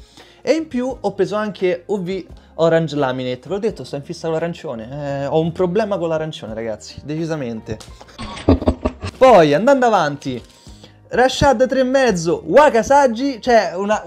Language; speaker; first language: Italian; native; Italian